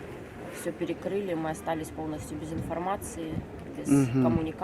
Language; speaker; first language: Russian; native; Russian